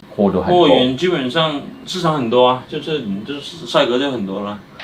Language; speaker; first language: Chinese; native; Chinese